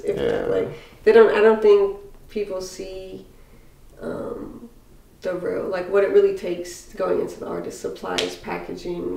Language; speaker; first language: English; native; English